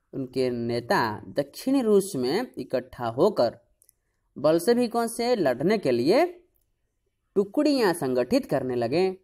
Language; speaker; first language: Hindi; non-native, local second language; Odia